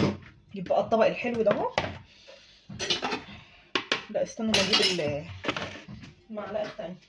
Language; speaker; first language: Arabic; native; Arabic